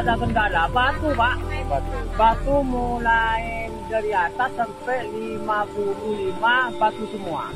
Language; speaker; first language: Indonesian; non-native, local second language; Madurese